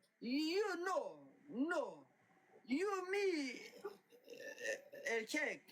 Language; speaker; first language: English; non-native, learner; Turkish